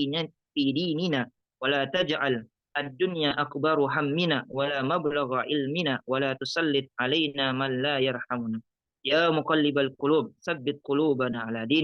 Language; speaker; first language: Arabic; non-native, fluent; Indonesian